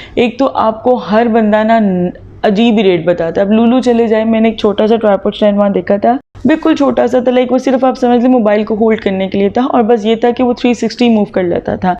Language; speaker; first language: Urdu; native; Urdu